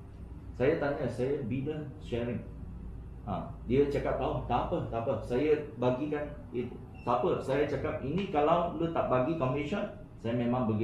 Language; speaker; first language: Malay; non-native, local second language; Chinese